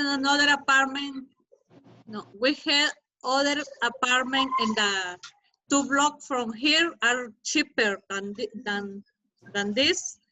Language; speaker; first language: English; non-native, learner; Spanish